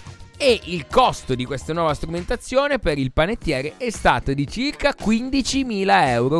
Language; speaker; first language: Italian; native; Italian